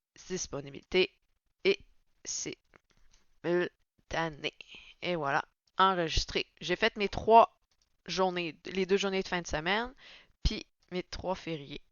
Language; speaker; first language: French; native; French